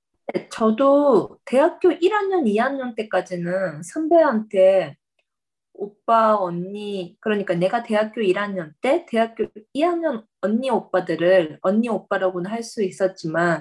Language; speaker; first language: Korean; early bilingual, heritage; Korean